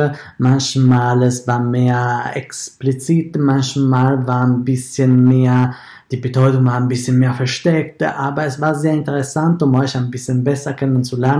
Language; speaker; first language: German; non-native, fluent; Italian